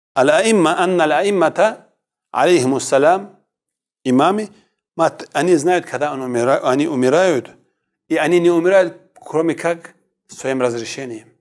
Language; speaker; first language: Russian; non-native, local second language; Kumyk